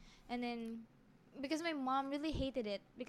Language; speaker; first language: English; non-native, local second language; Filipino